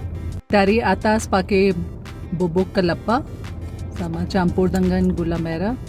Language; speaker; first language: Indonesian; non-native, learner; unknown